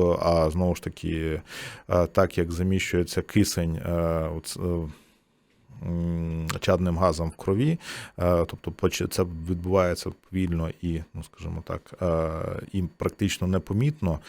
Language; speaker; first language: Ukrainian; native; Ukrainian